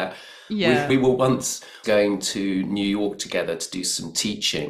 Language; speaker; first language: English; native; English